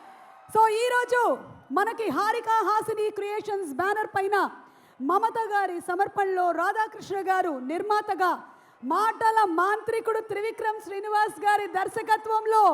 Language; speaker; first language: Telugu; native; Telugu